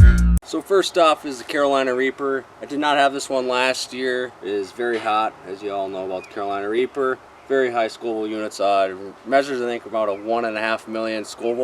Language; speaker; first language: English; native; English